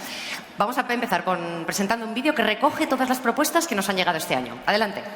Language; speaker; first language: Spanish; native; Spanish